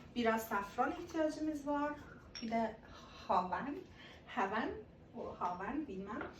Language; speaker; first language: Turkish; non-native, fluent; Persian